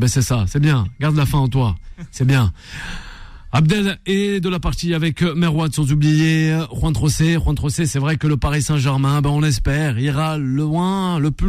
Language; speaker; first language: French; native; French